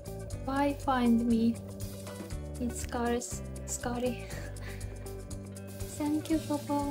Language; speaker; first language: English; non-native, learner; Ukrainian